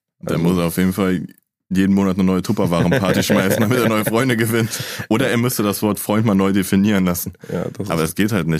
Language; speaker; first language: German; native; German